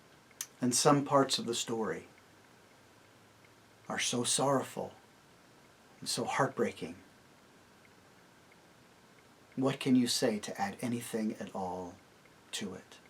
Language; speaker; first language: English; native; English